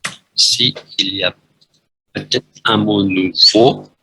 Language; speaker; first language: French; non-native, fluent; Vietnamese